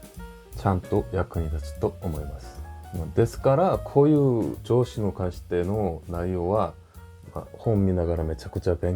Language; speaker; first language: Japanese; non-native, fluent; Korean